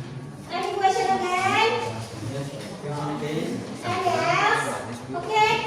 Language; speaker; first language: English; non-native, learner; Indonesian